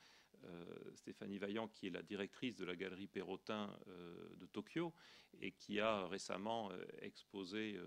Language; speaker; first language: French; native; French